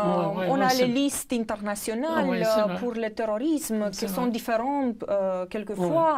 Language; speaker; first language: French; non-native, fluent; Romanian